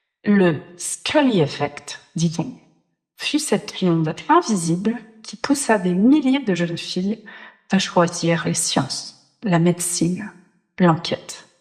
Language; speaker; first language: French; native; French